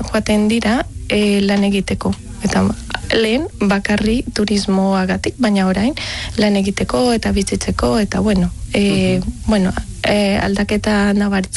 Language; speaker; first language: Basque; non-native, learner; Spanish